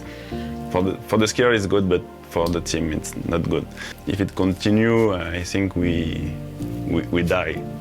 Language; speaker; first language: English; non-native, learner; French